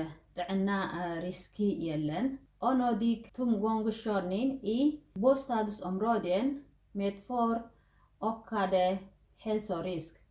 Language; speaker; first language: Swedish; non-native, fluent; Tigrinya